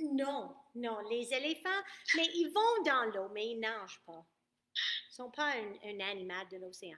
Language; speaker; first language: French; non-native, fluent; English